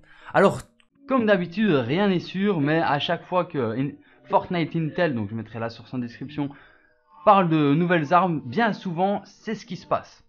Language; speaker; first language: French; native; French